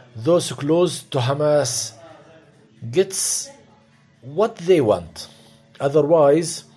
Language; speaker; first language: English; non-native, fluent; Arabic